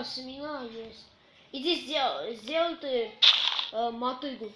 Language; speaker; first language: Russian; native; Russian